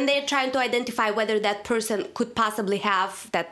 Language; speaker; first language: English; non-native, fluent; Russian